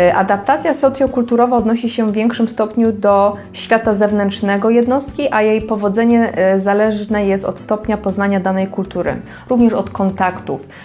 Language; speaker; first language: Polish; native; Polish